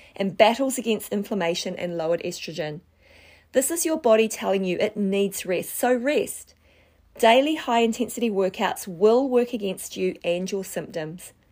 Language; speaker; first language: English; native; English